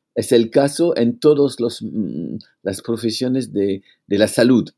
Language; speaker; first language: Spanish; non-native, fluent; French